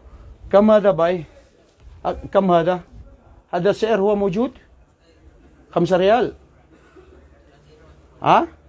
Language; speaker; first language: Arabic; non-native, learner; Maranao